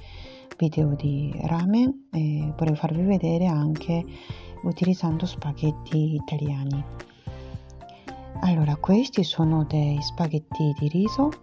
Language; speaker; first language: Italian; non-native, learner; Japanese